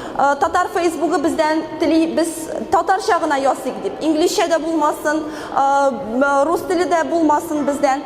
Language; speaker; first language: Tatar; native; Tatar